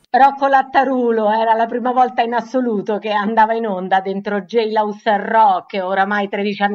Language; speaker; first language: Italian; native; Italian